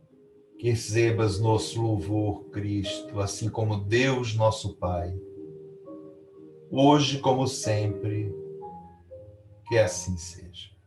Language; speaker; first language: Portuguese; native; Portuguese